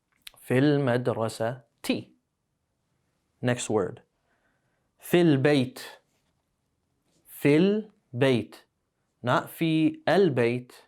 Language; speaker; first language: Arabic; non-native, fluent; English